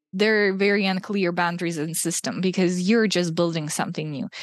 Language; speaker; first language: English; non-native, fluent; Russian